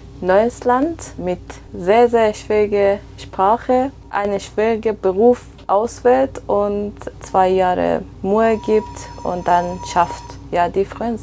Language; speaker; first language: German; non-native, fluent; Persian